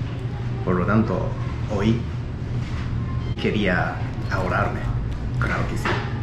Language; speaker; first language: Spanish; non-native, learner; Japanese